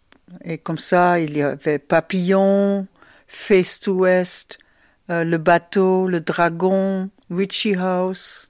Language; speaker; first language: French; non-native, fluent; Dutch